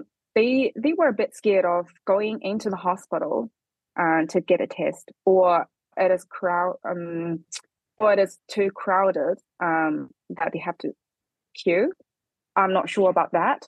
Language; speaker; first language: English; non-native, fluent; Chinese